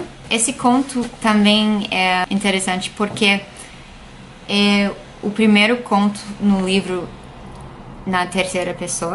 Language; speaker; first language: Portuguese; non-native, fluent; English